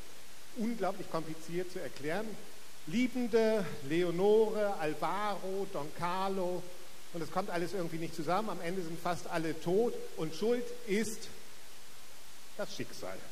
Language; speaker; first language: German; native; German